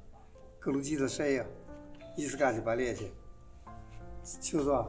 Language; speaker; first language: Russian; non-native, learner; Chinese